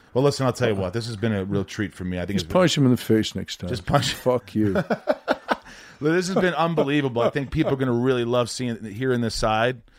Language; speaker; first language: English; non-native, fluent; Swedish